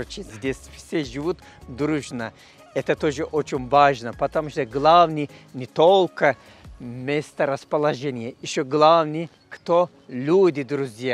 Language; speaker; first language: Russian; non-native, learner; Turkish